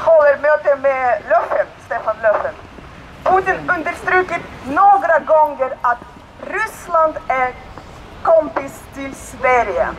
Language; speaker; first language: Swedish; non-native, learner; Russian